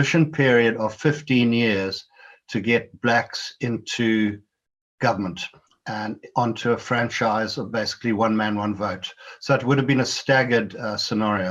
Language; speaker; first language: English; native; English